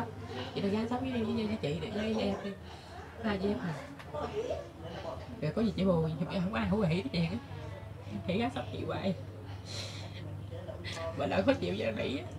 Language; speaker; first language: Vietnamese; native; Vietnamese